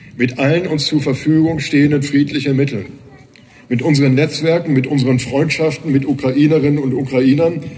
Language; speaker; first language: German; native; German